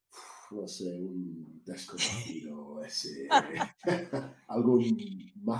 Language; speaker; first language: Spanish; non-native, fluent; English